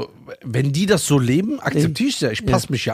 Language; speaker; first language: German; early bilingual, other home language; Persian